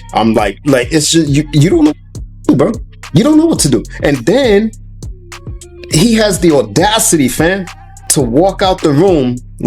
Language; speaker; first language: English; native; English